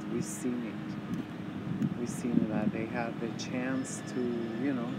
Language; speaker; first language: English; native; English